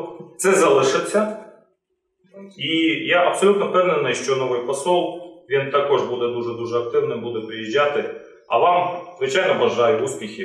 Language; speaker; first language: Ukrainian; non-native, fluent; Latvian